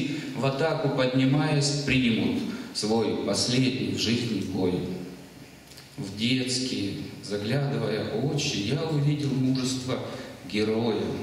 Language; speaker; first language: Russian; native; Russian